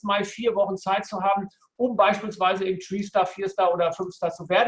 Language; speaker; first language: German; native; German